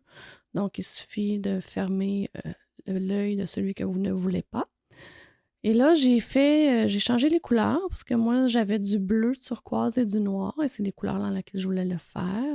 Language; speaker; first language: French; native; French